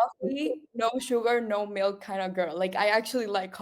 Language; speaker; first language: English; non-native, local second language; Spanish